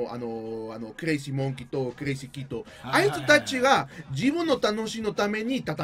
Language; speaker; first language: Japanese; non-native, learner; Spanish